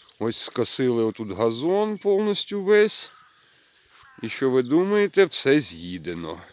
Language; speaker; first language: Ukrainian; native; Ukrainian